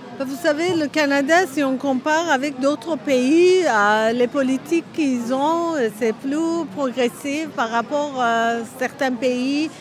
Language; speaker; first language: French; non-native, fluent; Persian